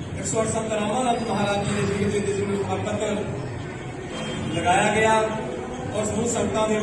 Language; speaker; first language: Hindi; non-native, local second language; Punjabi